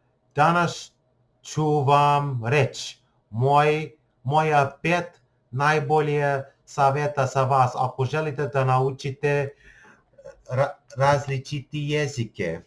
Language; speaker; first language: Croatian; non-native, learner; English